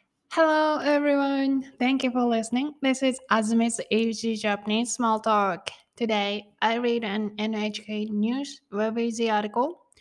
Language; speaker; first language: English; non-native, fluent; Japanese